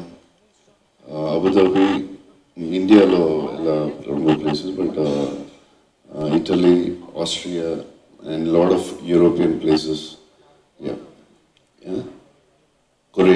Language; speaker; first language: Tamil; non-native, learner; Telugu